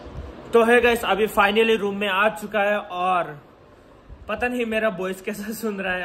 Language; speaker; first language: Hindi; non-native, local second language; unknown